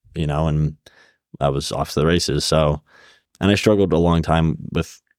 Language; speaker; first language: English; native; English